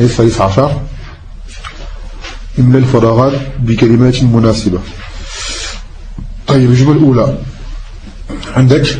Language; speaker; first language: Arabic; non-native, fluent; French